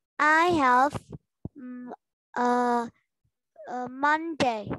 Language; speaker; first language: English; non-native, learner; Vietnamese